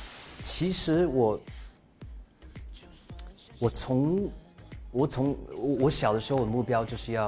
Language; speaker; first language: Chinese; early bilingual, heritage; English